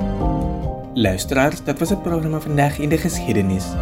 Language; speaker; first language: Dutch; non-native, fluent; Indonesian